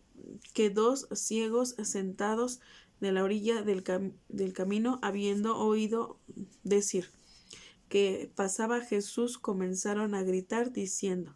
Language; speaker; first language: Spanish; native; Spanish